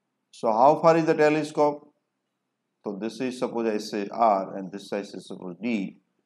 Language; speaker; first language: English; non-native, local second language; Gujarati